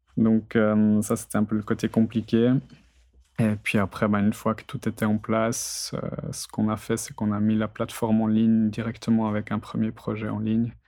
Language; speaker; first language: French; native; French